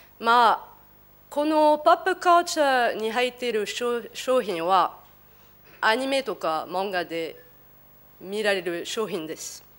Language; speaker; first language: Japanese; non-native, fluent; French